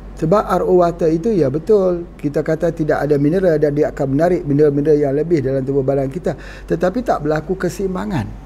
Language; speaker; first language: Malay; native; Malay